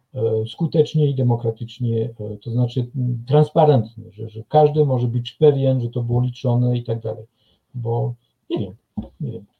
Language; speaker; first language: Polish; non-native, fluent; French